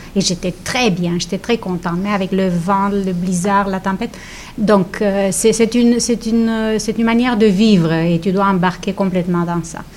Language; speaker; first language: French; non-native, fluent; Romanian